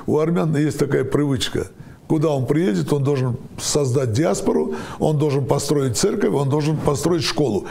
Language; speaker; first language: Russian; non-native, local second language; Armenian